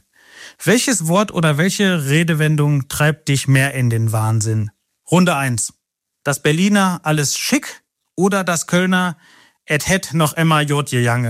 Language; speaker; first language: German; native; German